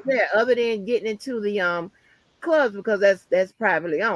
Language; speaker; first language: English; native; English